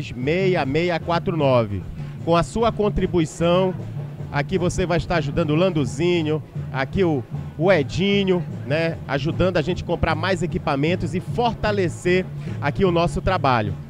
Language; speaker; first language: Portuguese; native; Portuguese